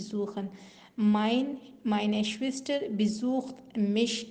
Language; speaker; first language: German; non-native, learner; Urdu